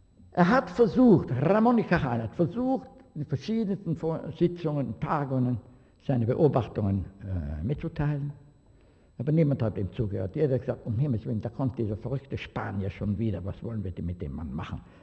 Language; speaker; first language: German; native; German